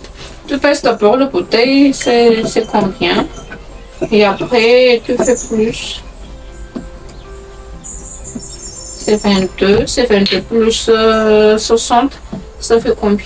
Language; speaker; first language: French; non-native, local second language; Malagasy